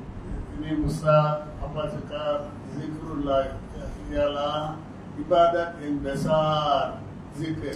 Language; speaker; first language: Indonesian; non-native, learner; Tamil